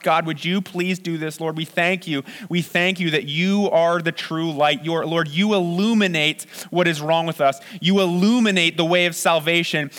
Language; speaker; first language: English; native; English